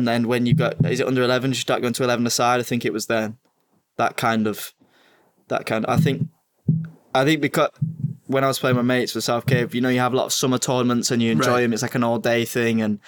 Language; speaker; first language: English; native; English